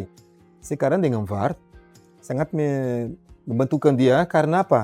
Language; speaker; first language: Indonesian; non-native, fluent; Portuguese